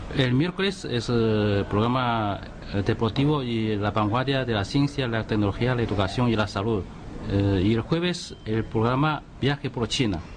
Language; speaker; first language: Spanish; non-native, fluent; Chinese